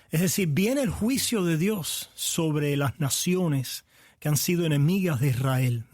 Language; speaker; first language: Spanish; native; Spanish